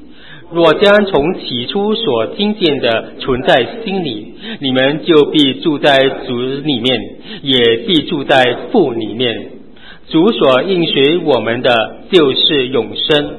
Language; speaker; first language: Chinese; native; Chinese